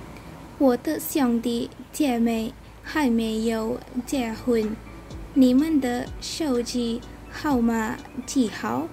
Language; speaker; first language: Chinese; non-native, learner; Malay